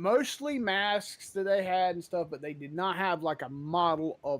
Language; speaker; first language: English; native; English